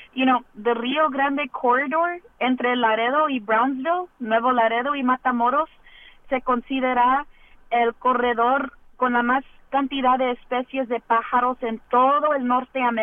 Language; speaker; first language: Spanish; early bilingual, heritage; Spanish